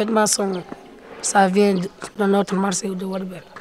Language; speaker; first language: French; non-native, local second language; Fula